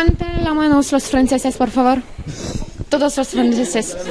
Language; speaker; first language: Spanish; non-native, learner; French